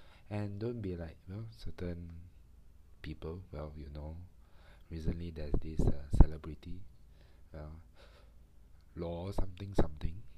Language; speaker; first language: English; non-native, local second language; Chinese